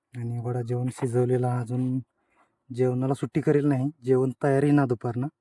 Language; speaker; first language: Marathi; non-native, local second language; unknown